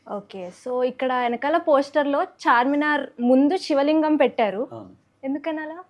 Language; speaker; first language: Telugu; native; Telugu